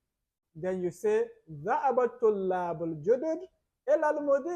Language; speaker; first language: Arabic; non-native, fluent; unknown